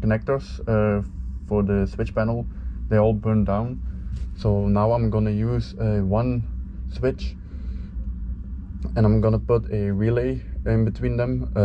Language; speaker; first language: English; non-native, fluent; Dutch